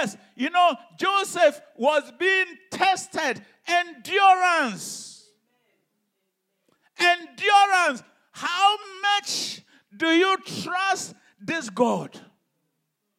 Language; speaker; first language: English; non-native, local second language; Hausa